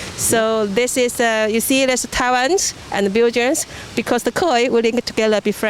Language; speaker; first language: English; non-native, learner; Chinese